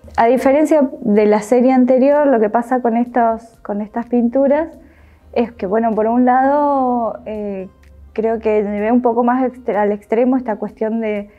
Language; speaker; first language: Spanish; native; Spanish